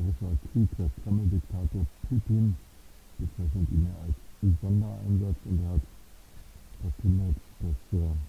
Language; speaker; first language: German; native; German